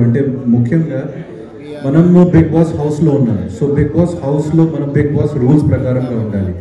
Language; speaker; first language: Telugu; non-native, fluent; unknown